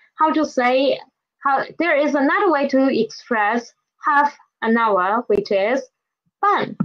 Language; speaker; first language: English; non-native, fluent; Chinese